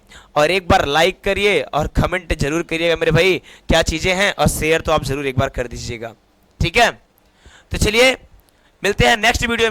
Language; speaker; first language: Hindi; native; Hindi